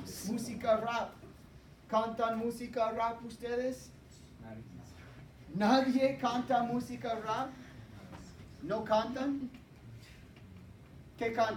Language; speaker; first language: Spanish; non-native, fluent; English